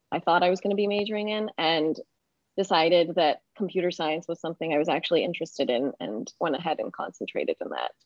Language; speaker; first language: English; native; English